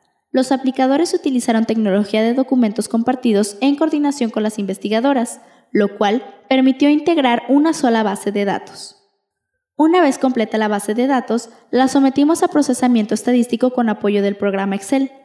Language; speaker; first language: Spanish; native; Spanish